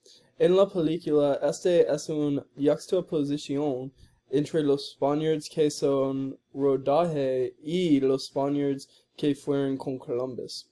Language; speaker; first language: Spanish; non-native, learner; English